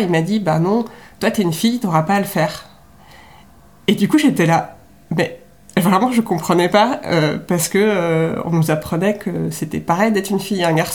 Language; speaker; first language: French; native; French